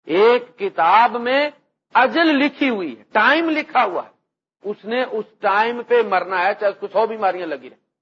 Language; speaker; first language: Urdu; non-native, local second language; Punjabi